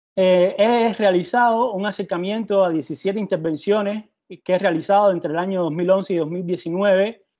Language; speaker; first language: Spanish; native; Spanish